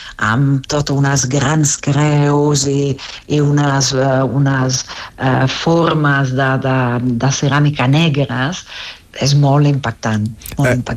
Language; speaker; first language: Catalan; non-native, fluent; Italian